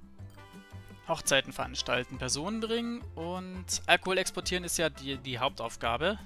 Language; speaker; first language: German; native; German